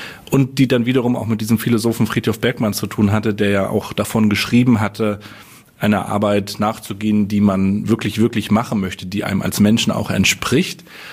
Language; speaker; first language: German; native; German